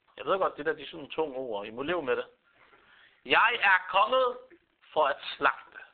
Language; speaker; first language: Danish; non-native, fluent; Arabic